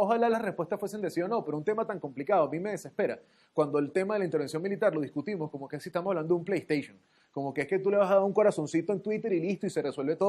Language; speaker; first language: Spanish; native; Spanish